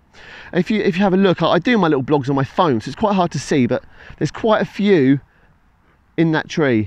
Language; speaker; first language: English; native; English